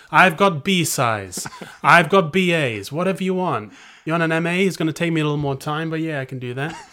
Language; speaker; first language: English; native; English